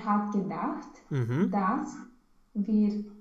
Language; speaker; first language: German; non-native, learner; Romanian